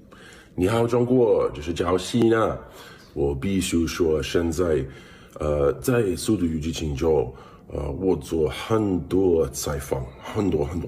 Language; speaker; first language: Chinese; non-native, learner; English